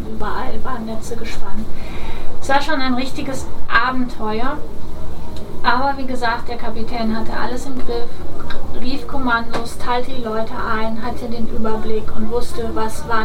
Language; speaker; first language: German; native; German